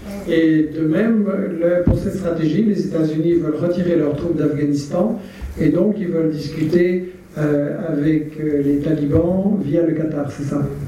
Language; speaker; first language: French; native; French